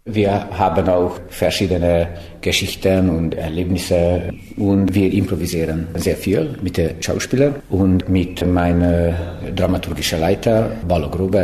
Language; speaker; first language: German; non-native, local second language; Hungarian